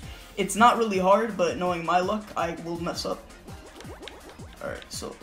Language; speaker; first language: English; native; English